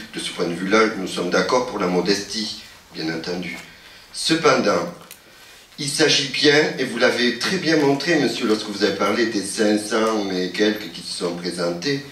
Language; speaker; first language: French; native; French